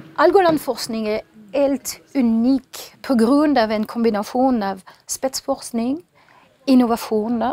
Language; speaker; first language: Swedish; non-native, fluent; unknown